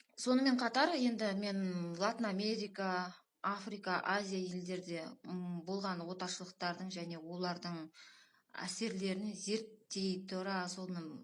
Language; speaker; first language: Kazakh; early bilingual, heritage; Russian